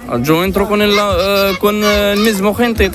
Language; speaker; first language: Spanish; non-native, learner; Arabic